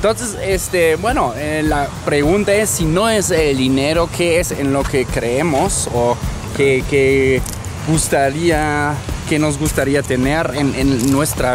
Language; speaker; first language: Spanish; non-native, fluent; German